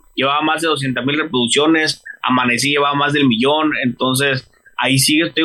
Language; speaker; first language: Spanish; native; Spanish